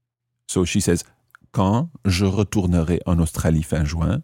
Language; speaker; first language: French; non-native, fluent; English